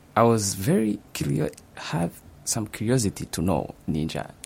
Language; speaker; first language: English; non-native, local second language; Kinyarwanda